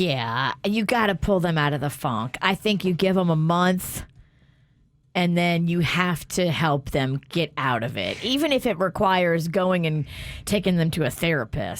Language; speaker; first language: English; native; English